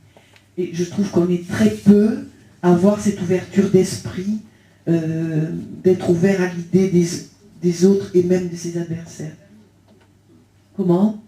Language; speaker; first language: French; early bilingual, other home language; Spanish